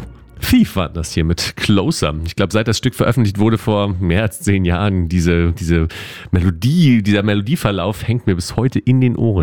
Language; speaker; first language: German; native; German